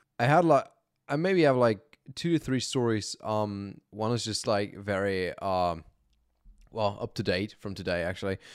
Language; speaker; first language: English; non-native, fluent; German